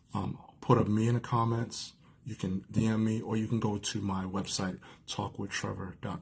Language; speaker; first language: English; native; English